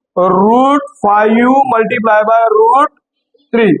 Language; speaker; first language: Hindi; non-native, local second language; Marathi